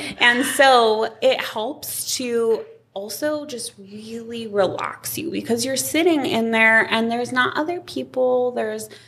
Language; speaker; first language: English; native; English